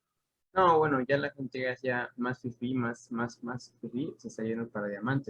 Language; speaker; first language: Spanish; native; Spanish